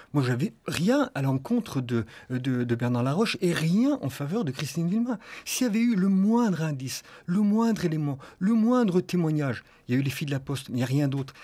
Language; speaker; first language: French; native; French